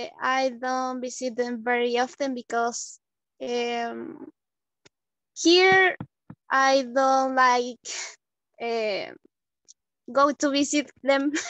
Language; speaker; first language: English; non-native, learner; Spanish